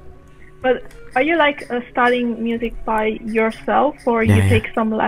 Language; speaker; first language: English; non-native, fluent; Italian